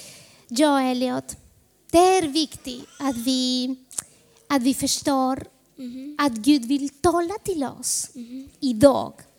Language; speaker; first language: Swedish; non-native, fluent; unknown